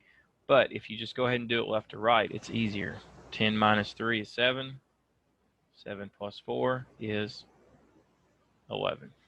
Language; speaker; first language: English; native; English